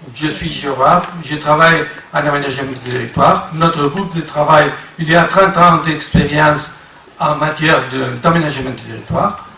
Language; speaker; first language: French; non-native, learner; Spanish